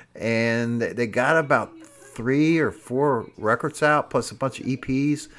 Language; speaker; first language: English; native; English